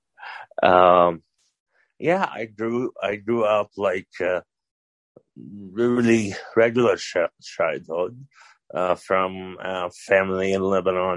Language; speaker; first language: English; non-native, fluent; Arabic